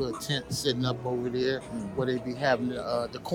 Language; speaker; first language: English; native; English